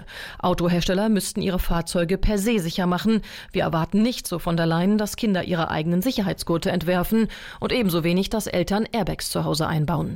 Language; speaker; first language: German; native; German